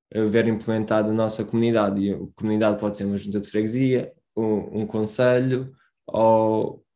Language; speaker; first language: Portuguese; early bilingual, other home language; Romanian